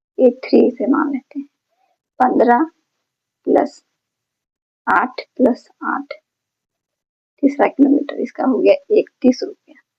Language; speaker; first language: Hindi; native; Hindi